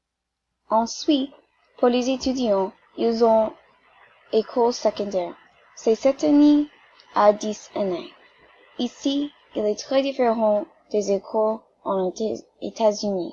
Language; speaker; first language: French; non-native, learner; English